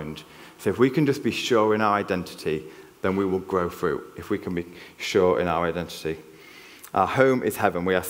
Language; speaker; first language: English; native; English